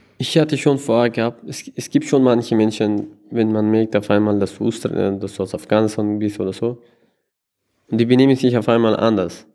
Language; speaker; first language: German; non-native, learner; Persian